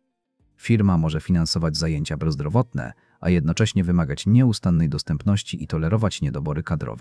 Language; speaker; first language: Polish; native; Polish